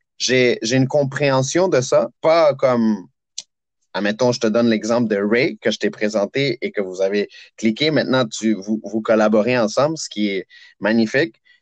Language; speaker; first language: French; early bilingual, other home language; Spanish